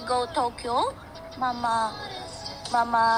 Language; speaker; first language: English; non-native, learner; Filipino